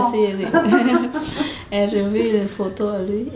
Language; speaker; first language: French; non-native, learner; Vietnamese